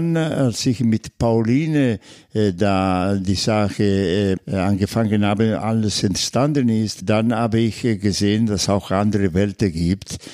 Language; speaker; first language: German; non-native, fluent; Italian